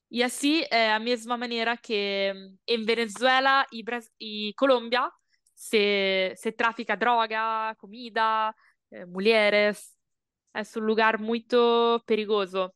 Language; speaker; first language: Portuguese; non-native, learner; Italian